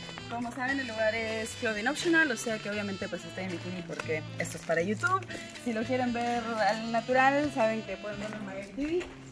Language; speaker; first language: Spanish; native; Spanish